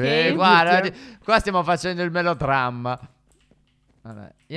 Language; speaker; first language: Italian; native; Italian